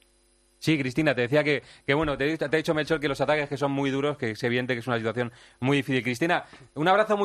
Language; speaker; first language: Spanish; native; Spanish